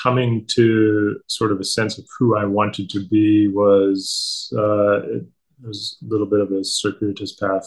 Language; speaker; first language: English; native; English